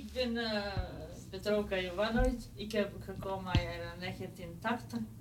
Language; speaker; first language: Dutch; non-native, learner; Serbian